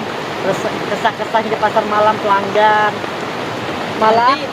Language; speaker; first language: Indonesian; native; Indonesian